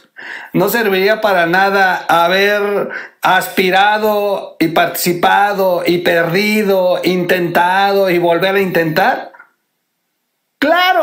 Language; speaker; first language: Spanish; native; Spanish